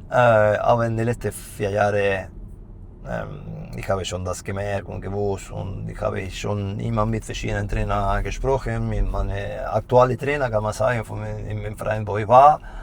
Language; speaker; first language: German; non-native, fluent; Spanish